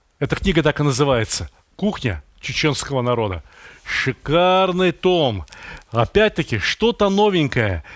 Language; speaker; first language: Russian; native; Russian